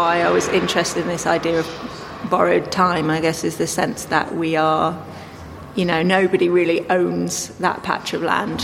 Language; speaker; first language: English; native; English